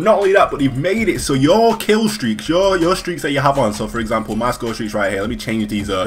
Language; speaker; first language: English; native; English